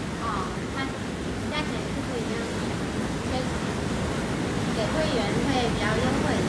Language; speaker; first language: Chinese; native; Chinese